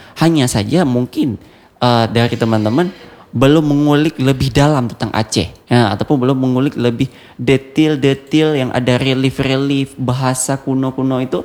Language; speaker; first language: Indonesian; non-native, local second language; Achinese